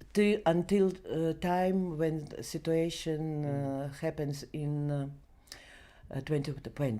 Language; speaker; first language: English; non-native, learner; Belarusian